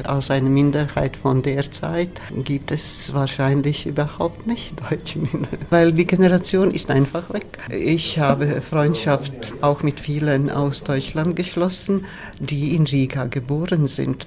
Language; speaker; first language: German; non-native, fluent; Latvian